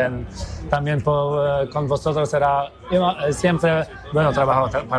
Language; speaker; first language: Spanish; non-native, fluent; Polish